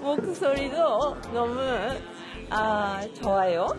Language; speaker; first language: Korean; non-native, learner; Japanese